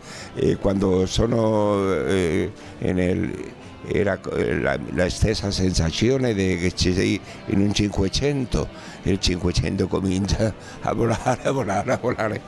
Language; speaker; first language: Italian; non-native, learner; Spanish